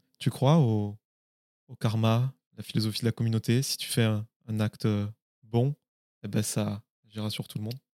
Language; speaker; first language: French; native; French